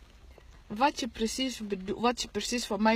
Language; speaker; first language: Dutch; early bilingual, other home language; Lingala